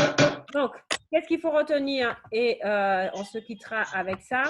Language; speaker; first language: French; native; French